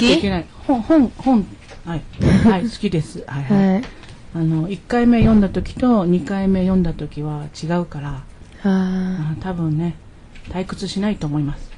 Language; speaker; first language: Japanese; non-native, learner; Chinese